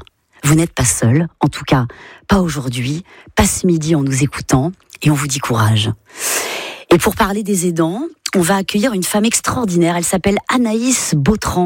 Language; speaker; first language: French; native; French